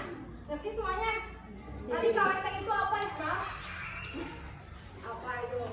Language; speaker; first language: Indonesian; native; Indonesian